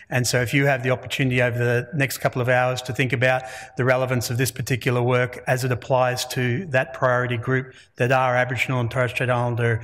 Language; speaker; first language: English; native; English